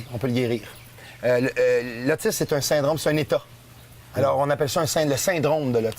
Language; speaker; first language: French; native; French